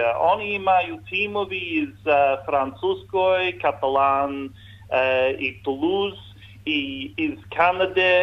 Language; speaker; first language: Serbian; non-native, learner; English